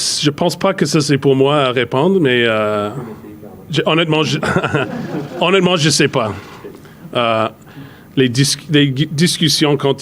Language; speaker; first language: French; non-native, fluent; English